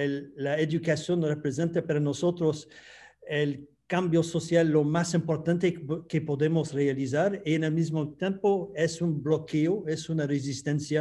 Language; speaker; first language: Spanish; non-native, fluent; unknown